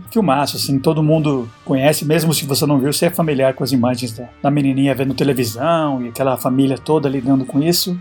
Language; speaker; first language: Portuguese; early bilingual, heritage; Spanish